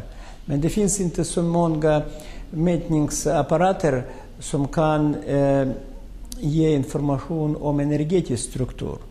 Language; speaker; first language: Swedish; non-native, fluent; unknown